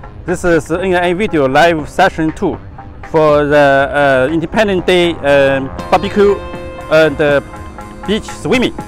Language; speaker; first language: English; non-native, learner; Chinese